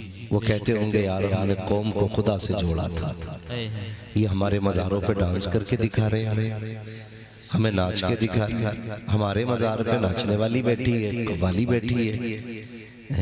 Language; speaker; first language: Hindi; native; Hindi